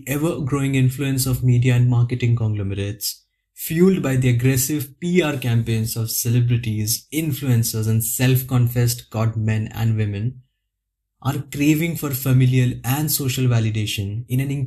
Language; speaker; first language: English; non-native, local second language; Hindi